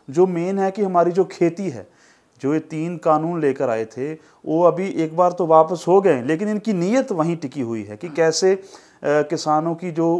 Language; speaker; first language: Hindi; non-native, local second language; Punjabi